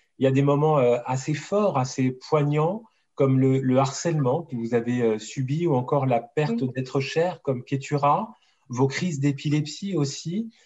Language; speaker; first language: French; native; French